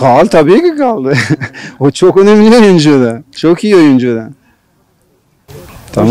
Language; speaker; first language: Turkish; non-native, learner; Portuguese